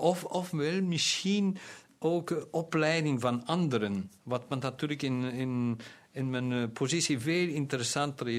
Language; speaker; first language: Dutch; non-native, local second language; German